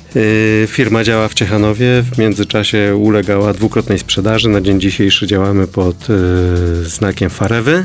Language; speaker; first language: Polish; native; Polish